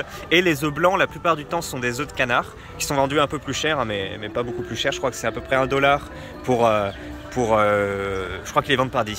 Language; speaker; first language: French; native; French